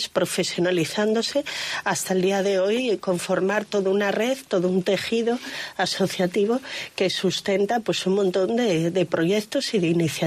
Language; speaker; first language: Spanish; native; Spanish